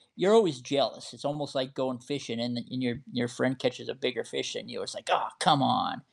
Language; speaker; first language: English; native; English